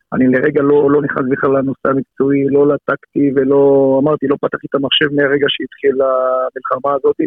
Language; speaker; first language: Hebrew; native; Hebrew